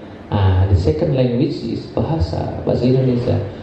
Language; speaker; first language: English; non-native, learner; Indonesian